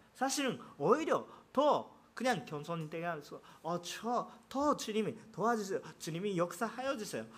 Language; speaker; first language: Korean; non-native, fluent; Japanese